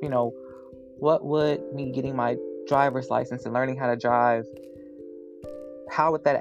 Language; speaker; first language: English; native; English